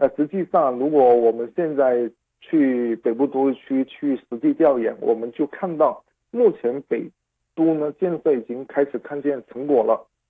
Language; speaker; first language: Chinese; non-native, local second language; Cantonese